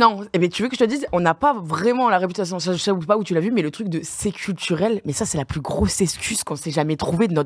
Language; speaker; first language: French; native; French